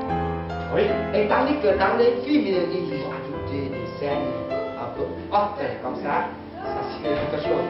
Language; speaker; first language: French; non-native, learner; Vietnamese